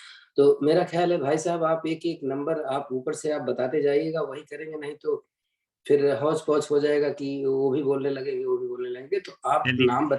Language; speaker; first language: Hindi; native; Hindi